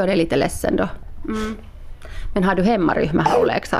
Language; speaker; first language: Swedish; native; Swedish